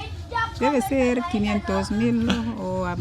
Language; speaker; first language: Spanish; non-native, local second language; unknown